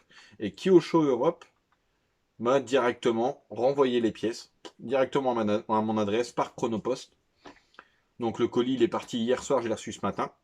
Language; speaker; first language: French; native; French